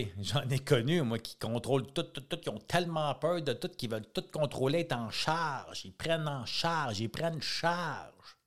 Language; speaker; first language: French; native; French